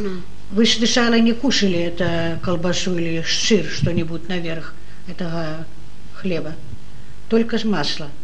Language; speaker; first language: Russian; non-native, learner; Dutch